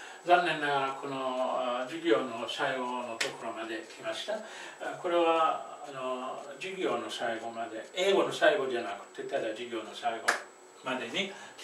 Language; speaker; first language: Japanese; non-native, fluent; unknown